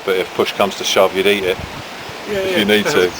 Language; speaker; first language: English; native; English